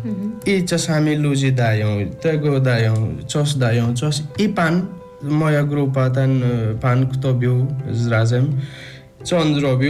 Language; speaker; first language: Polish; non-native, learner; Nepali